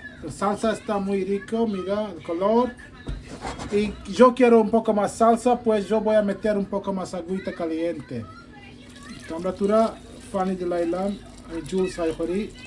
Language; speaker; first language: Spanish; non-native, fluent; Sylheti